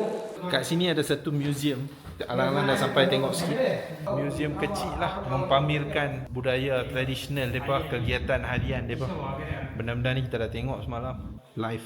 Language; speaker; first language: Malay; native; Malay